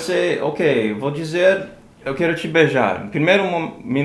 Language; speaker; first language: Portuguese; non-native, fluent; English